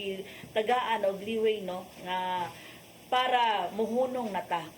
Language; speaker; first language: Cebuano; native; Cebuano